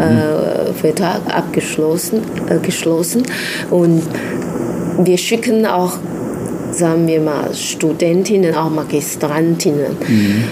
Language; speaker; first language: German; non-native, fluent; Chinese